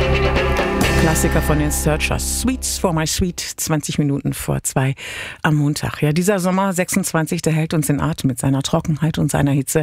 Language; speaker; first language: German; native; German